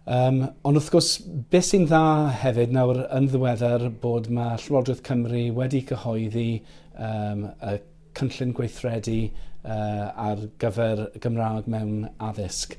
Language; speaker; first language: Welsh; non-native, fluent; English